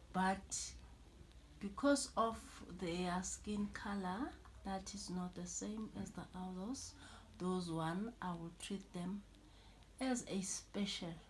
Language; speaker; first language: English; non-native, local second language; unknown